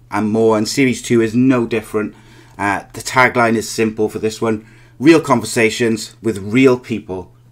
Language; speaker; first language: English; native; English